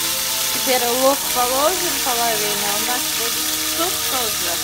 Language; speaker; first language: Russian; non-native, learner; Tajik